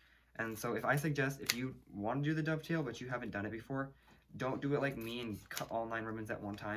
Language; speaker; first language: English; native; English